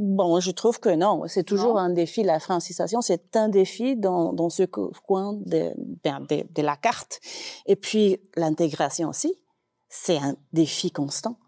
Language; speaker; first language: French; non-native, fluent; Spanish